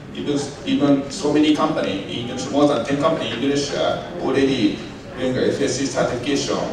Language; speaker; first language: English; non-native, learner; Japanese